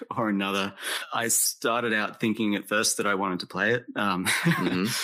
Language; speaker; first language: English; native; English